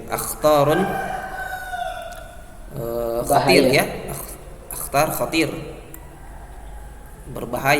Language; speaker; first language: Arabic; non-native, fluent; Indonesian